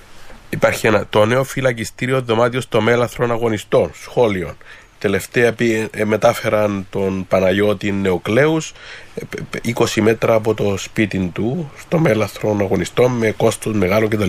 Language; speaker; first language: Greek; native; Greek